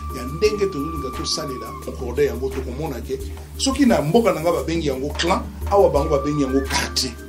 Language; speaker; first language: Lingala; non-native, local second language; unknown